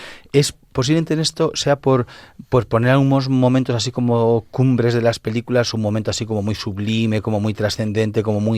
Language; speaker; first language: Spanish; native; Spanish